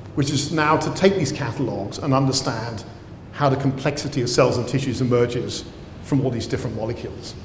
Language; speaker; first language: English; native; English